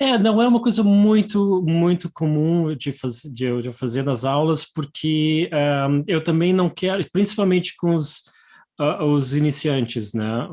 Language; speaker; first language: Portuguese; native; Portuguese